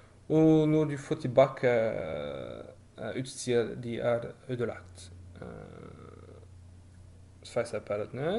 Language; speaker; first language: Norwegian; non-native, fluent; French